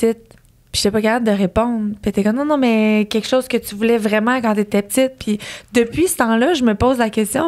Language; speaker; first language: French; native; French